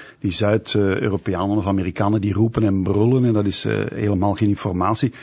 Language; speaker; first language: Dutch; native; Dutch